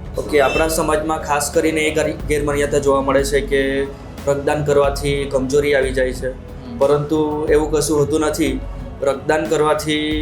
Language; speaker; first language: Gujarati; non-native, local second language; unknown